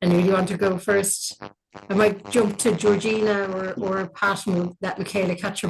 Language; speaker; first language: English; native; English